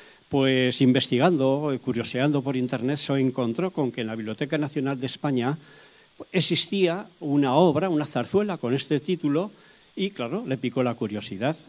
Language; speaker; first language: Spanish; native; Spanish